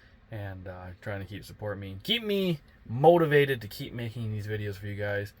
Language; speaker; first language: English; native; English